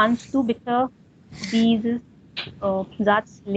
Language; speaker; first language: German; non-native, learner; Hindi